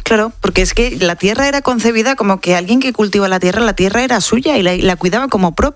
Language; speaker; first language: Spanish; native; Spanish